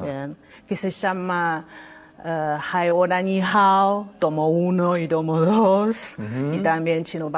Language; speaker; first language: Spanish; non-native, learner; Chinese